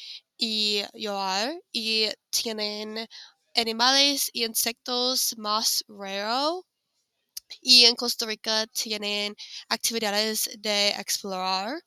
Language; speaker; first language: Spanish; non-native, learner; English